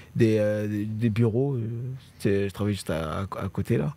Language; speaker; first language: French; native; French